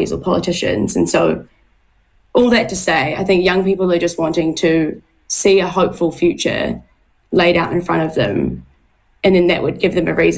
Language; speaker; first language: English; native; English